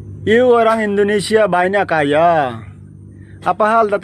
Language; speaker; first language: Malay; non-native, learner; Bangla